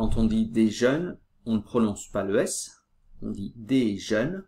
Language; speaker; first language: French; native; French